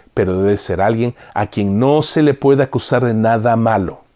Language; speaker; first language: Spanish; native; Spanish